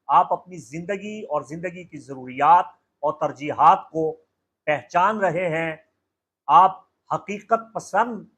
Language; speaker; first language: Urdu; native; Urdu